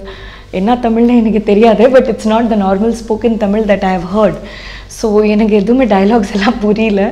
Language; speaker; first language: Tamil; non-native, fluent; Odia